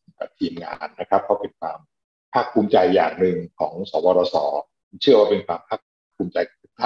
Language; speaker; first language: Thai; native; Thai